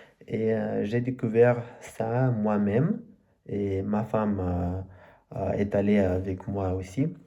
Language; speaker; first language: French; non-native, learner; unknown